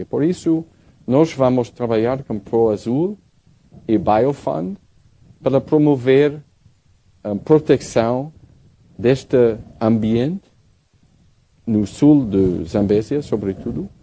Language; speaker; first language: Portuguese; non-native, learner; English